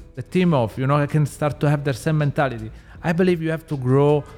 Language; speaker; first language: English; non-native, learner; Italian